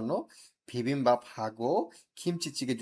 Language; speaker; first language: Korean; non-native, fluent; Bangla